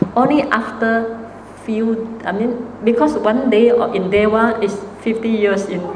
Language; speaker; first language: English; non-native, local second language; Chinese